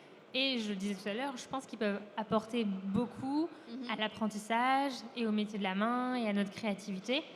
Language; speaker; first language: French; native; French